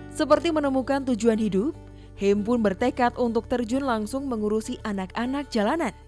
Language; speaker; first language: Indonesian; native; Indonesian